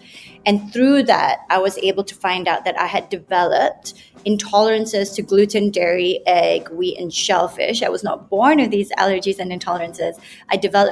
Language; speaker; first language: English; non-native, local second language; Malay